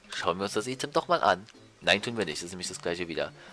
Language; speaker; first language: German; native; German